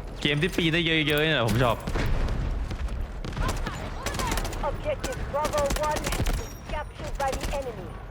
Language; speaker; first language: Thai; native; Thai